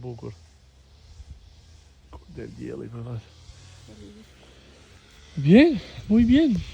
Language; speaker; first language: Spanish; non-native, learner; Albanian